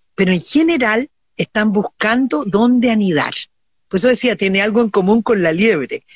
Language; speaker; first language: Spanish; native; Spanish